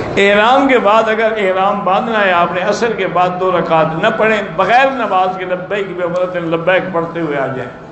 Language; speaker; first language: Urdu; native; Urdu